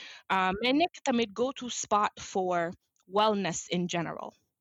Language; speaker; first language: English; non-native, fluent; Wolof